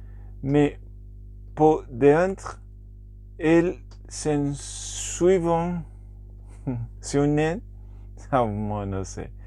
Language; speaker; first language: French; non-native, learner; Spanish